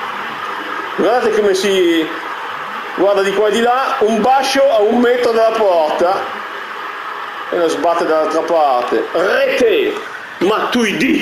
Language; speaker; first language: Italian; native; Italian